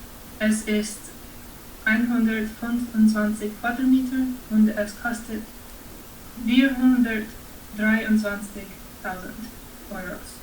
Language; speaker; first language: German; non-native, learner; English